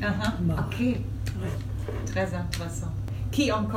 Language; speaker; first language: French; non-native, fluent; German